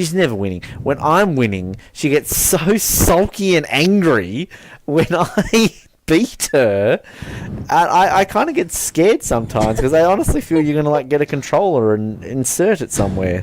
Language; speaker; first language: English; native; English